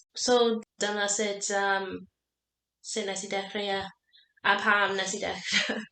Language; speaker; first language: Welsh; non-native, learner; English